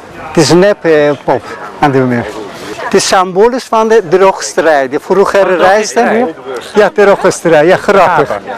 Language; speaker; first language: Dutch; non-native, learner; Persian